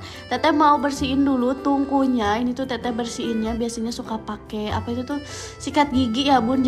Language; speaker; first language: Indonesian; non-native, local second language; Sundanese